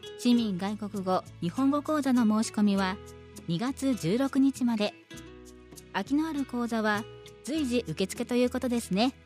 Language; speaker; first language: Japanese; native; Japanese